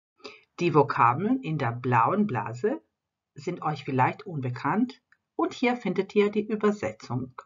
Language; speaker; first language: German; non-native, fluent; Croatian